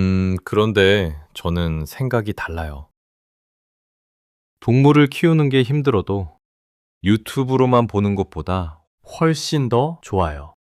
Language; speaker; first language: Korean; early bilingual, heritage; English